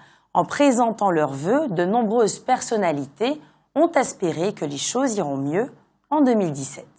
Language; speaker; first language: French; native; French